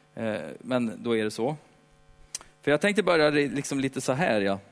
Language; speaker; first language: Swedish; native; Swedish